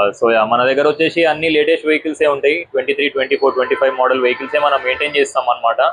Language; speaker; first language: Telugu; non-native, local second language; Hindi